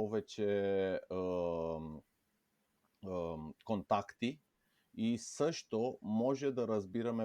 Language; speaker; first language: Bulgarian; non-native, fluent; Romanian